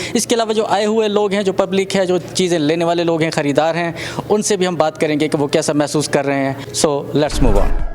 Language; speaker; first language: Urdu; non-native, local second language; Punjabi